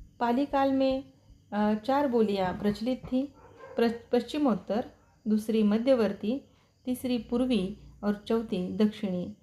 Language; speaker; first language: Hindi; non-native, local second language; Marathi